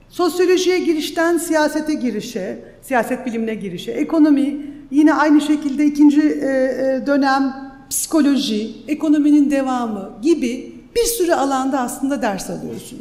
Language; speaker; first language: Turkish; native; Turkish